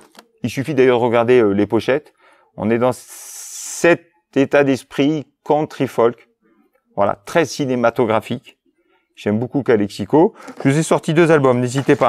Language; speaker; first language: French; native; French